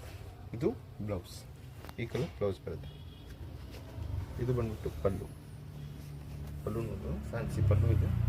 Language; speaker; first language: Kannada; non-native, local second language; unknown